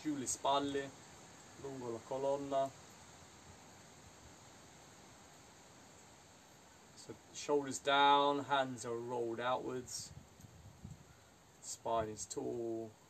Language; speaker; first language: English; native; English